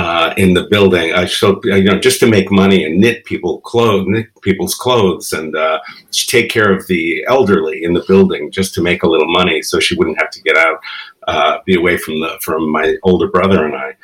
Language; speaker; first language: English; early bilingual, other home language; Spanish